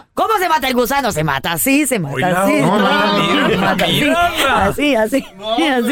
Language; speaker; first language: Spanish; early bilingual, heritage; Spanish